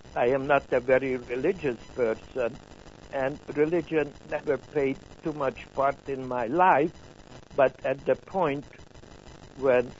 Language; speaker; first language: English; non-native, fluent; Hungarian